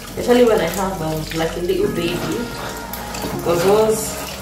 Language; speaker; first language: English; non-native, local second language; Igbo